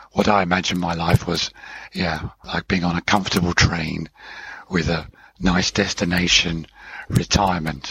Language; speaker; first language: English; native; English